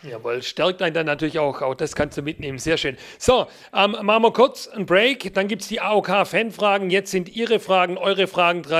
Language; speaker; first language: German; native; German